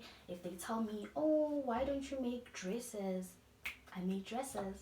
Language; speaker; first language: English; non-native, local second language; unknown